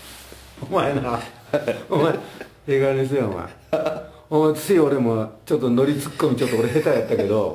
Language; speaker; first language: Japanese; native; Japanese